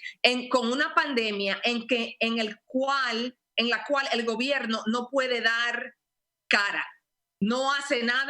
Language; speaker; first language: Spanish; early bilingual, heritage; Spanish